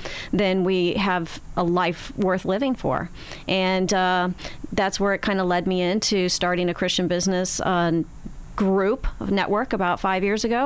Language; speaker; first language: English; native; English